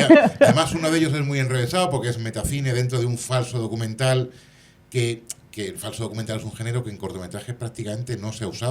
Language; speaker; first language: Spanish; native; Spanish